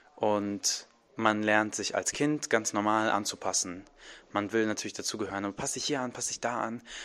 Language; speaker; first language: German; early bilingual, other home language; Arabic